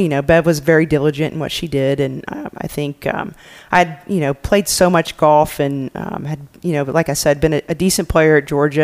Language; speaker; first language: English; native; English